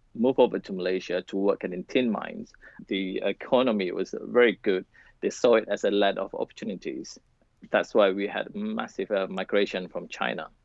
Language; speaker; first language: English; non-native, local second language; Malay